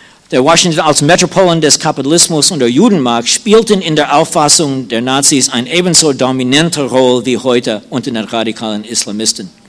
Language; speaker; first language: German; non-native, fluent; English